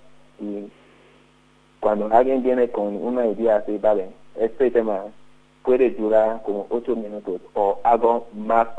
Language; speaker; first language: Spanish; non-native, learner; Yoruba